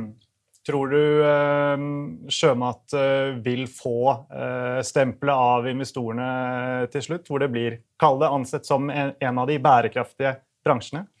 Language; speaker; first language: Norwegian; native; Norwegian